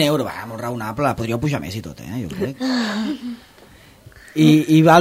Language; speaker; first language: Catalan; native; Catalan